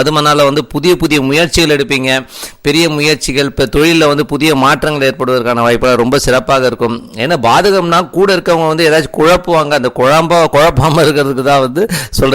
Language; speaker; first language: Tamil; native; Tamil